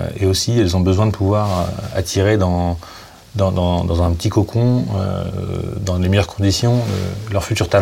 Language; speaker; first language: French; native; French